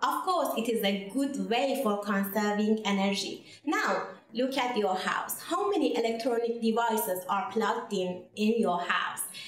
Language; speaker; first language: English; non-native, fluent; Persian